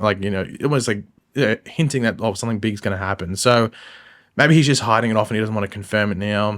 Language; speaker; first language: English; native; English